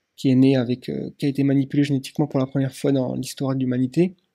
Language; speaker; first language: French; native; French